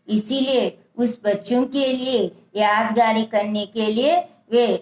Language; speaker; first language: Hindi; non-native, local second language; Telugu